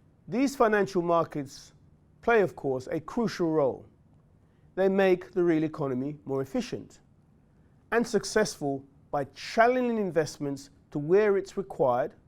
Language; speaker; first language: English; native; English